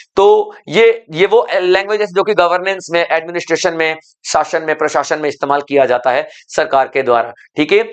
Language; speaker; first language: Hindi; native; Hindi